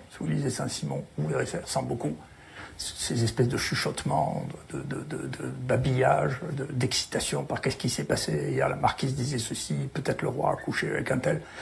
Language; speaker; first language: French; native; French